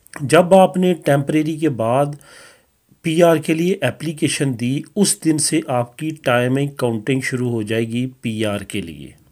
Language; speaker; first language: Hindi; non-native, local second language; Punjabi